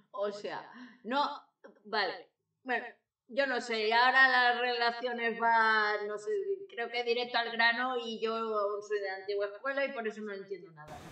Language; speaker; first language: Spanish; native; Spanish